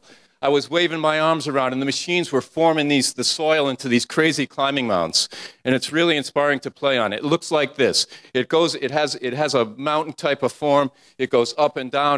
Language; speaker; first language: English; native; English